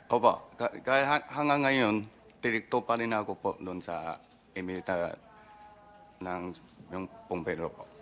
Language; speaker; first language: Filipino; non-native, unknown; Min Nan Chinese